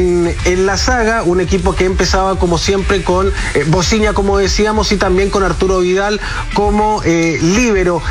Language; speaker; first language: Spanish; native; Spanish